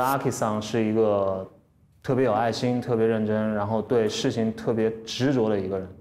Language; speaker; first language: Chinese; native; Chinese